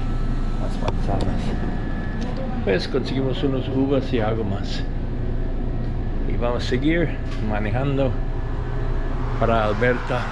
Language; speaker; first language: Spanish; non-native, fluent; English